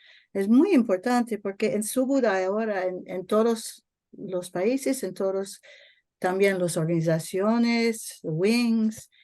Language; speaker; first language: Spanish; non-native, learner; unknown